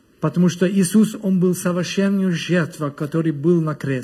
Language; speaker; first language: Russian; non-native, learner; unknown